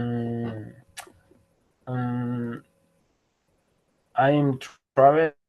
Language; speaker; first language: English; non-native, learner; Spanish